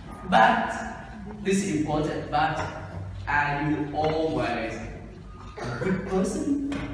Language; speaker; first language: English; non-native, fluent; Vietnamese